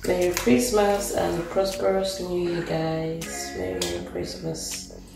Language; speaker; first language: English; non-native, local second language; Igbo